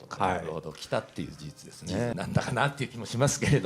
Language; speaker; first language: Japanese; native; Japanese